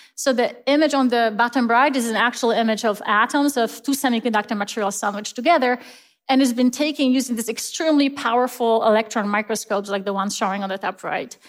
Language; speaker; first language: English; non-native, fluent; Polish